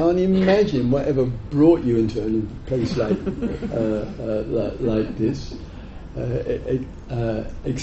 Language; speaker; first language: English; native; English